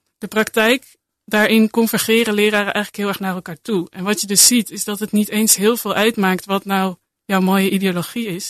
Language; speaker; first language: Dutch; native; Dutch